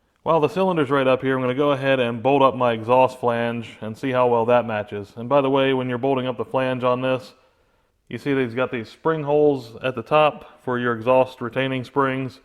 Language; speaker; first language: English; native; English